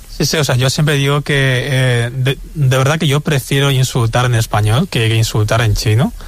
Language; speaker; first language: Spanish; early bilingual, other home language; Chinese